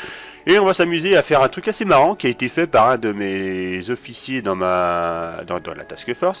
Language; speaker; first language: French; native; French